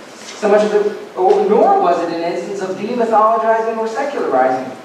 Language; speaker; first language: English; native; English